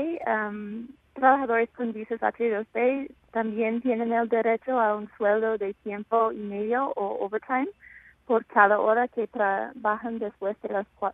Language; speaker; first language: Spanish; non-native, fluent; English